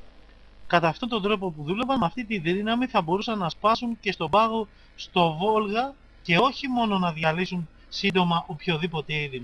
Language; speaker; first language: Greek; native; Greek